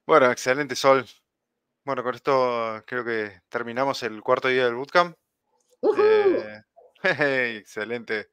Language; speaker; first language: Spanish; native; Spanish